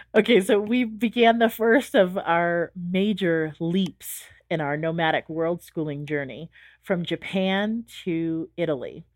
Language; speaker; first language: English; native; English